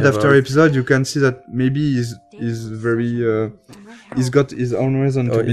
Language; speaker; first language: English; non-native, fluent; French